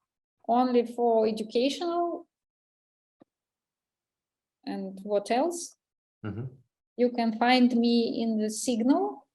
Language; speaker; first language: English; non-native, learner; Russian